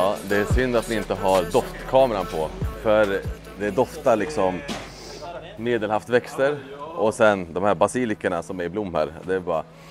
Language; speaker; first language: Swedish; native; Swedish